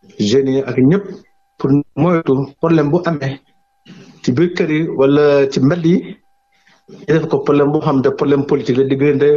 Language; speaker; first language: Wolof; non-native, local second language; Mandingo